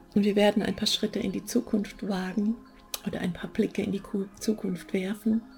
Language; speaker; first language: German; native; German